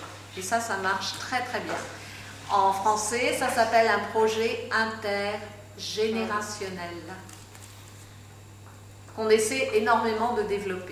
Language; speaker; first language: French; native; French